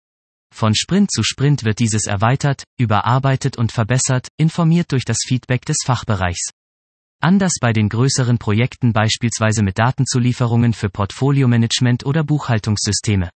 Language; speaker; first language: German; native; German